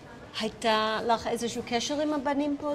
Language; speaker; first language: Hebrew; native; Hebrew